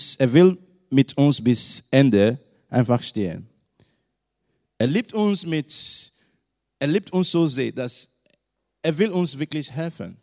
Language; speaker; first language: German; non-native, learner; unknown